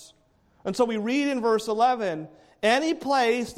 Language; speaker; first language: English; native; English